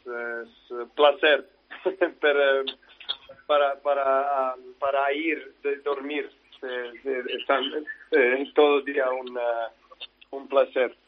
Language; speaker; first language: Spanish; non-native, learner; Serbian